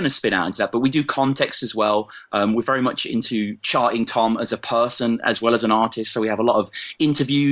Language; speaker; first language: English; native; English